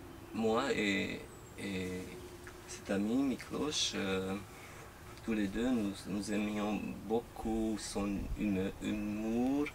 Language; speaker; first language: French; non-native, fluent; Hungarian